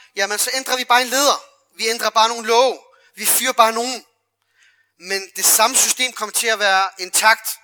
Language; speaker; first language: Danish; early bilingual, other home language; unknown